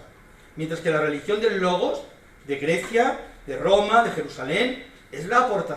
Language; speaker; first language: Spanish; native; Spanish